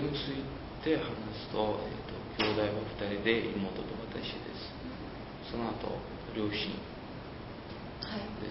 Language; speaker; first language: Japanese; non-native, fluent; Uzbek